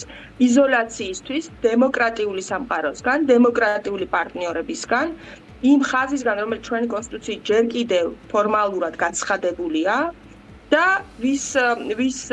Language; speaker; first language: Georgian; native; Georgian